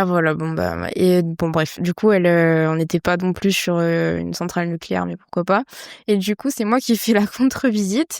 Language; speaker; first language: French; native; French